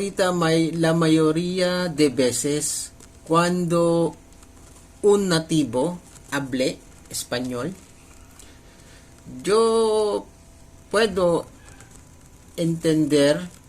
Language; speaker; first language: Spanish; non-native, learner; Filipino